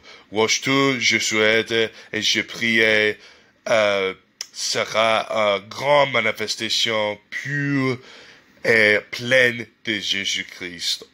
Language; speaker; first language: French; non-native, learner; English